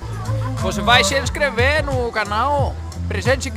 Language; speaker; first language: Portuguese; non-native, learner; Greek